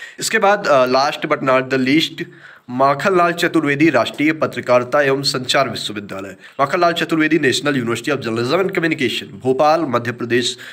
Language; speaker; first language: Hindi; native; Hindi